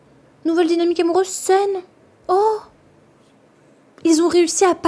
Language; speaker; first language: French; native; French